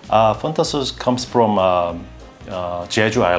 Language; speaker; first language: English; non-native, learner; Korean